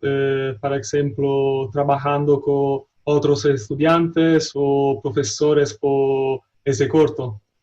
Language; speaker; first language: Spanish; non-native, learner; Italian